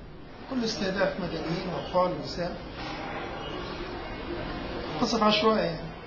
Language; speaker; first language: Arabic; native; Arabic